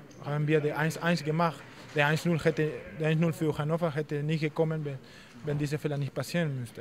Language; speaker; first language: German; non-native, fluent; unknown